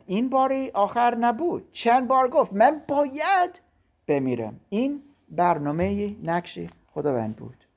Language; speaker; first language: Persian; non-native, learner; German